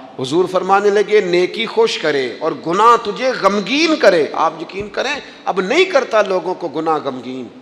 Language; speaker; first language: Urdu; non-native, local second language; Punjabi